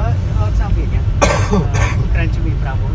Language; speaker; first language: Polish; non-native, learner; Khmer